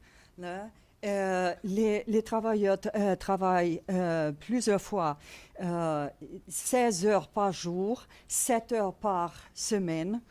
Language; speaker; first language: French; non-native, fluent; Portuguese